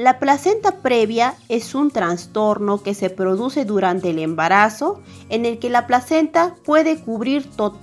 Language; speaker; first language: Spanish; native; Spanish